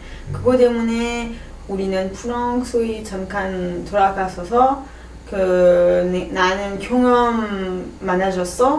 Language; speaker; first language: Korean; non-native, learner; French